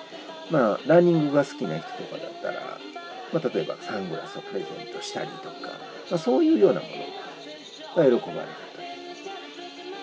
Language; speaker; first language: Japanese; native; Japanese